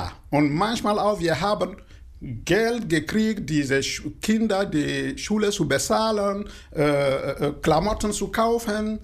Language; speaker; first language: German; non-native, learner; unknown